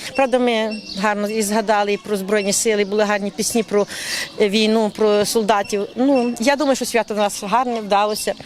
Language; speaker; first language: Ukrainian; native; Ukrainian